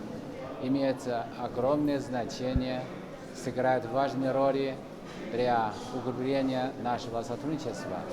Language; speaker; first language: Russian; non-native, fluent; Chinese